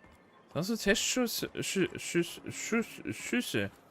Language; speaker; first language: German; native; German